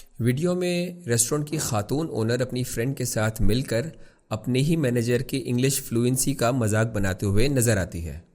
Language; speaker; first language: Urdu; native; Urdu